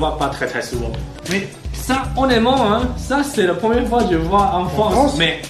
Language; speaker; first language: French; non-native, learner; Chinese